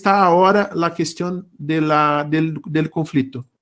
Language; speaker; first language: Spanish; non-native, learner; Portuguese